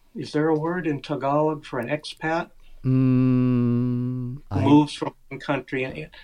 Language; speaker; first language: English; native; English